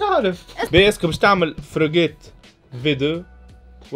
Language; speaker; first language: Arabic; native; Arabic